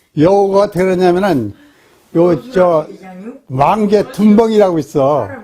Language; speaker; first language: Korean; native; Korean